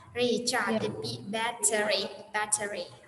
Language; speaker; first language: English; non-native, fluent; Vietnamese